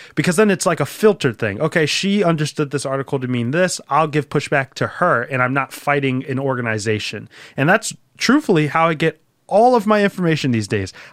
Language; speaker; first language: English; native; English